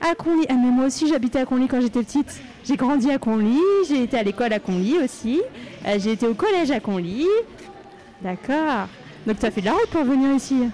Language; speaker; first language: French; native; French